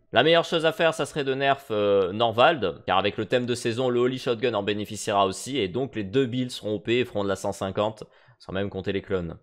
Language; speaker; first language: French; native; French